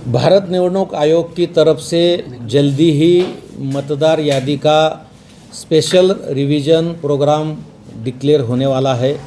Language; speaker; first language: Hindi; non-native, local second language; Marathi